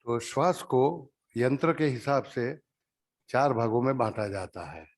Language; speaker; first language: Hindi; non-native, local second language; Gujarati